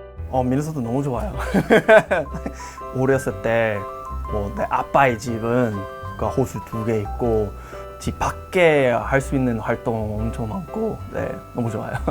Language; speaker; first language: Korean; non-native, learner; English